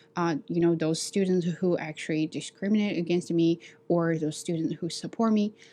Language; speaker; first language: English; non-native, fluent; Chinese